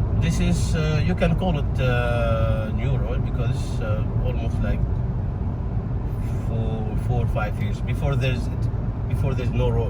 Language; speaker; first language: English; non-native, fluent; Arabic